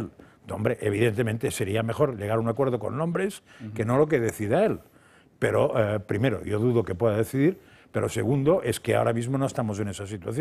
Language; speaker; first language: Spanish; native; Spanish